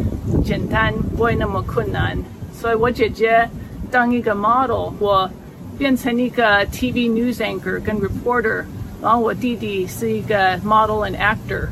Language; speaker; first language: Chinese; early bilingual, heritage; Chinese